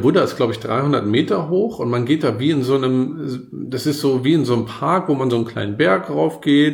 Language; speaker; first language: German; native; German